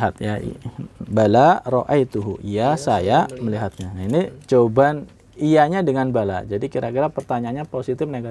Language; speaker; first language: Indonesian; native; Indonesian